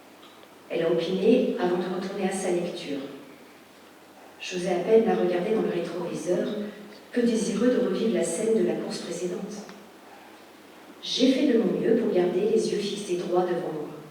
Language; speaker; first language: French; native; French